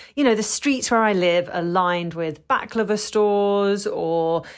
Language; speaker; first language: English; native; English